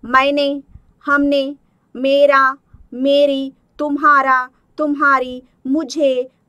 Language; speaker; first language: Hindi; non-native, local second language; Telugu